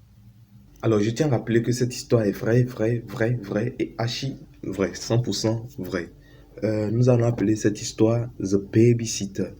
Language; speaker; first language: French; native; French